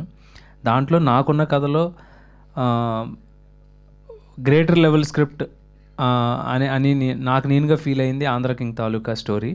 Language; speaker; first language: Telugu; native; Telugu